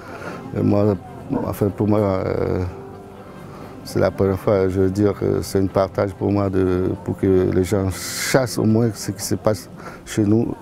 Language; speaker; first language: French; non-native, local second language; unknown